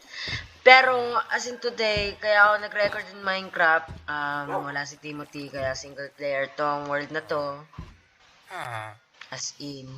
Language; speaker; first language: Filipino; native; Filipino